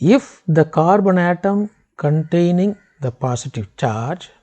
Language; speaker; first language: English; non-native, local second language; Tamil